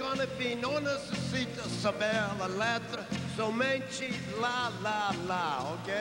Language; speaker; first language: Portuguese; non-native, learner; English